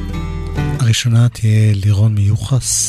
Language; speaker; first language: Hebrew; native; Hebrew